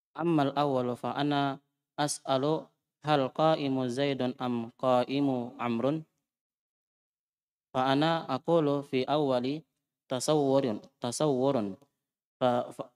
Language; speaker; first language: Arabic; non-native, fluent; Indonesian